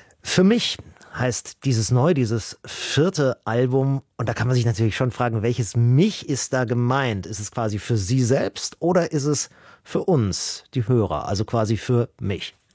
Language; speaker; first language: German; native; German